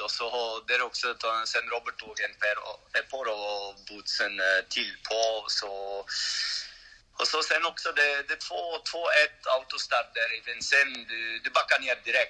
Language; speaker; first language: Swedish; non-native, learner; French